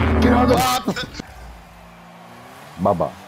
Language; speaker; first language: English; native; English